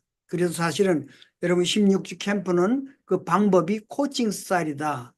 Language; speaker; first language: Korean; native; Korean